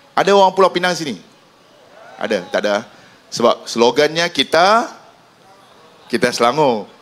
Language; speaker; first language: Malay; non-native, local second language; Min Nan Chinese